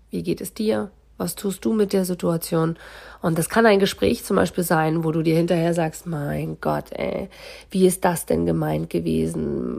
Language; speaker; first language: German; native; German